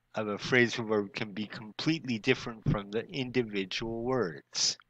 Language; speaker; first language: English; native; English